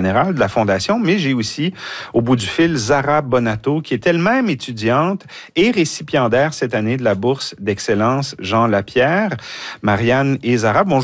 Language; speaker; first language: French; native; French